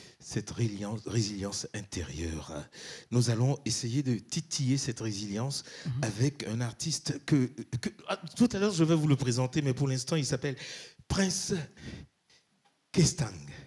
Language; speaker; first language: French; native; French